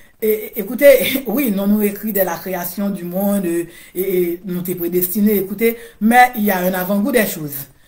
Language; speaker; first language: French; non-native, local second language; Haitian Creole